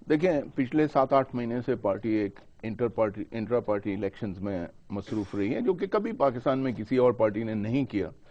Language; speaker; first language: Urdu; non-native, local second language; Pashto